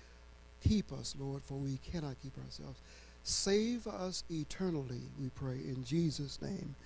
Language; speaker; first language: English; native; English